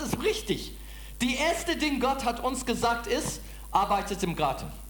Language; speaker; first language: German; non-native, fluent; English